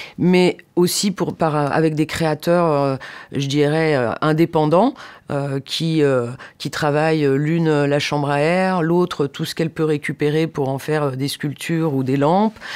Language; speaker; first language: French; native; French